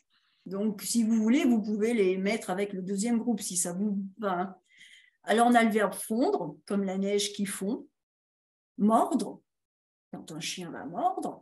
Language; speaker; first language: French; native; French